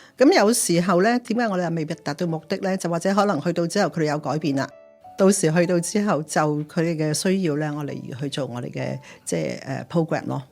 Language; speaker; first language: Cantonese; native; Cantonese